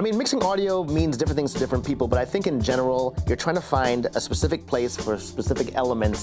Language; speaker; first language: English; native; English